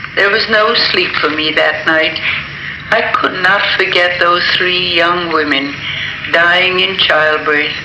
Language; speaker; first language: English; native; English